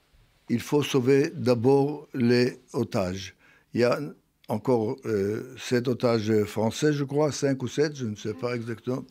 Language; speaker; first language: French; non-native, fluent; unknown